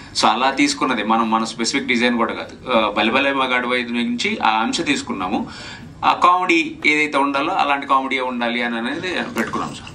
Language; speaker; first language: Telugu; native; Telugu